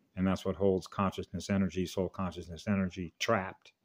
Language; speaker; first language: English; native; English